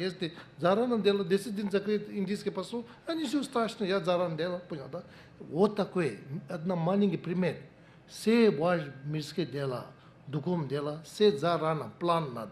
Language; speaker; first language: Russian; non-native, learner; Tibetan